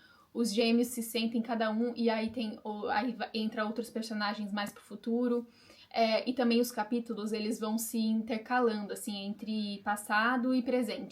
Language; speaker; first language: Portuguese; native; Portuguese